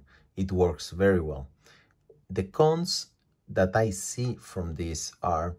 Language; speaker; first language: English; non-native, fluent; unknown